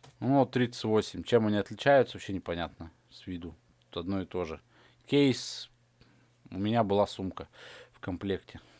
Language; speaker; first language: Russian; native; Russian